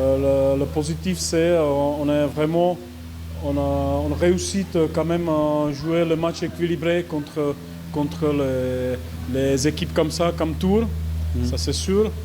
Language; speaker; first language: French; non-native, fluent; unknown